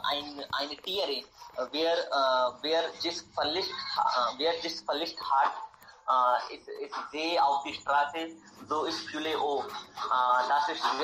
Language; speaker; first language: German; non-native, learner; Hindi